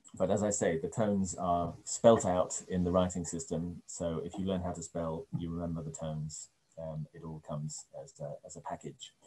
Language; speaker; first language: English; native; English